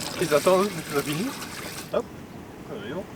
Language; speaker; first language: French; native; French